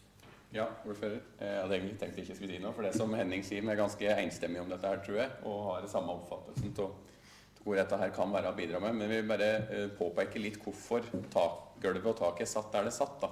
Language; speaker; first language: Norwegian; native; Norwegian